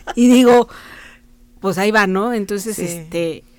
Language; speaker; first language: Spanish; native; Spanish